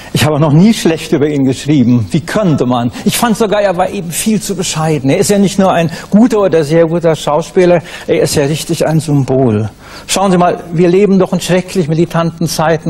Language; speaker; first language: German; native; German